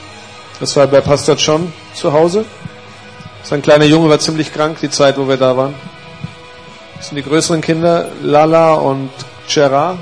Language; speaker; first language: German; native; German